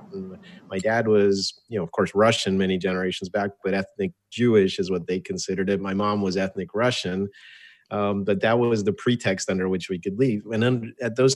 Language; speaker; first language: English; early bilingual, other home language; Russian